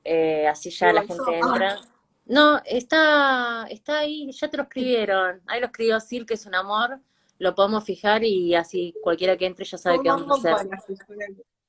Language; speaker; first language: Spanish; native; Spanish